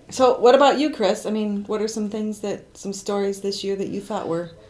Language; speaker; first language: English; native; English